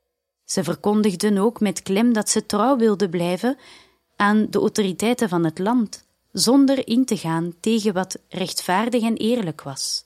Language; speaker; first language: Dutch; native; Dutch